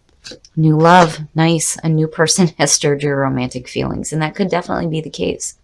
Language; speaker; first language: English; native; English